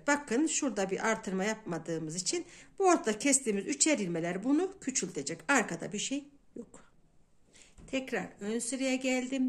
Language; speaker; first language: Turkish; native; Turkish